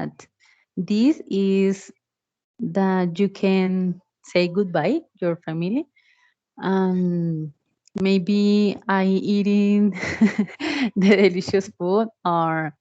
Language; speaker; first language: English; non-native, learner; Spanish